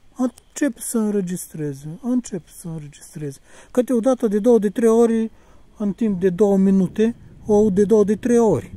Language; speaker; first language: Romanian; non-native, fluent; Bulgarian